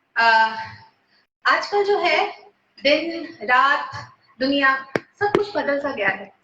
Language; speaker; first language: Hindi; non-native, local second language; Bangla